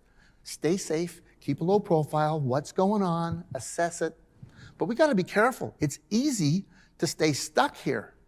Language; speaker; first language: English; native; English